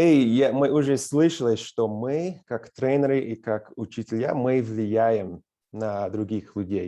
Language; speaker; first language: Russian; non-native, fluent; English